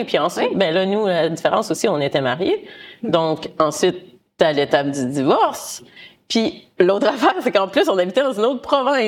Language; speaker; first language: French; native; French